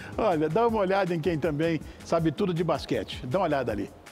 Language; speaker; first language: Portuguese; native; Portuguese